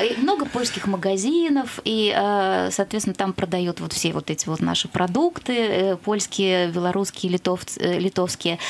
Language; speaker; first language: Russian; native; Russian